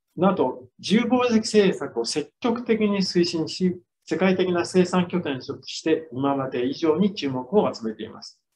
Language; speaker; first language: Japanese; native; Japanese